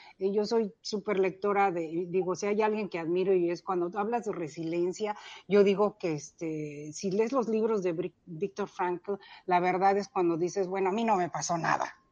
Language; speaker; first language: Spanish; early bilingual, other home language; Cantonese